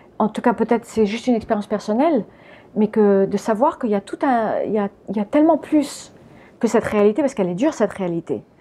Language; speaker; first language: French; early bilingual, other home language; English